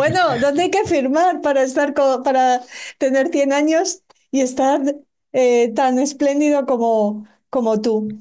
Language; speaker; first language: Spanish; native; Spanish